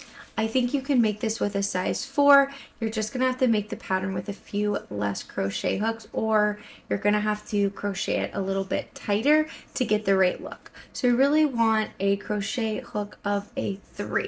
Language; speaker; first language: English; native; English